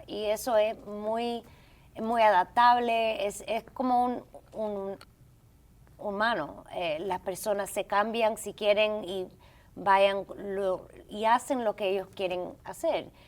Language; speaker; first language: Spanish; early bilingual, heritage; English